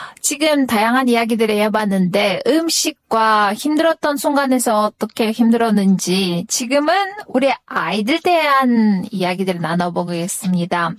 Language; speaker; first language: Korean; non-native, fluent; Kyrgyz